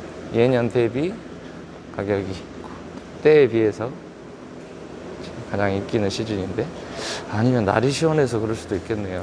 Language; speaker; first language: Korean; native; Korean